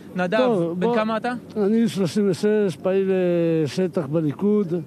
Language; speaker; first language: Hebrew; native; Hebrew